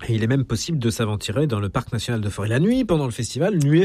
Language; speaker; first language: French; native; French